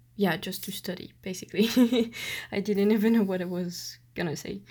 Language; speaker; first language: English; non-native, fluent; French